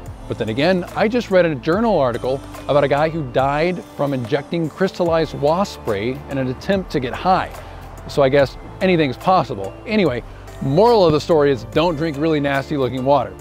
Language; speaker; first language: English; native; English